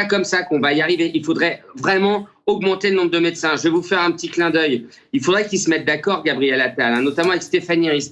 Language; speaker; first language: French; native; French